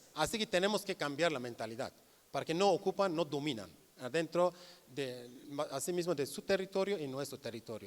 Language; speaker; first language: Spanish; non-native, learner; Kurdish